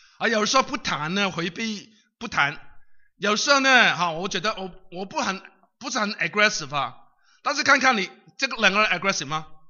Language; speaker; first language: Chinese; non-native, local second language; Cantonese